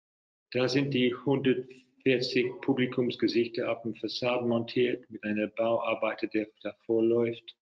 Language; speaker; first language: German; non-native, fluent; English